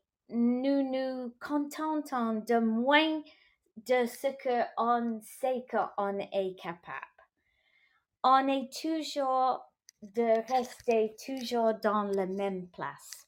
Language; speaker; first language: French; non-native, local second language; English